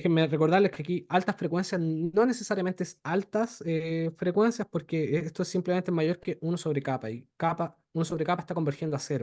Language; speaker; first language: Spanish; native; Spanish